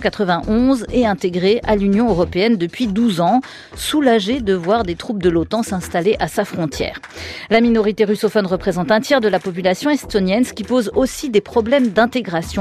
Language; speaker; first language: French; native; French